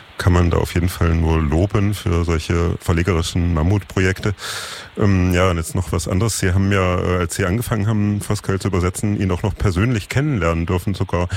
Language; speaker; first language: German; native; German